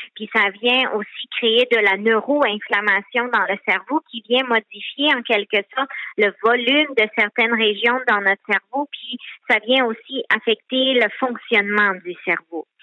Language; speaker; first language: French; native; French